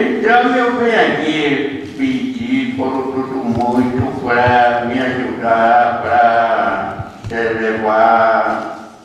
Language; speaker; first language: Portuguese; non-native, local second language; Kayapó